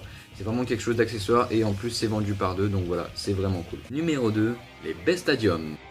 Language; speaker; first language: French; native; French